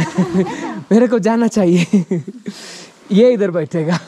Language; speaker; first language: Hindi; non-native, local second language; Malayalam